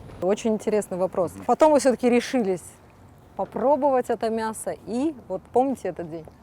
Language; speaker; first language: Russian; native; Russian